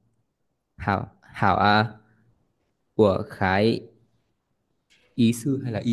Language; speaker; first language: Chinese; non-native, learner; Vietnamese